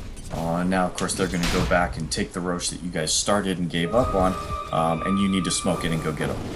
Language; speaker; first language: English; native; English